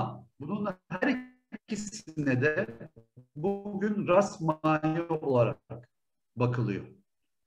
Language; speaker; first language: Turkish; native; Turkish